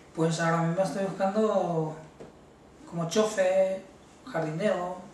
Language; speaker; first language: Spanish; native; Spanish